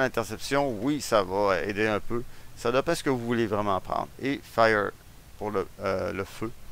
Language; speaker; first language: French; native; French